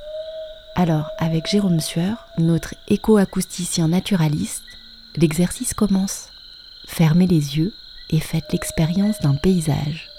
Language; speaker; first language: French; native; French